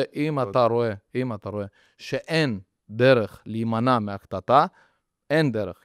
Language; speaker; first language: Hebrew; early bilingual, other home language; Russian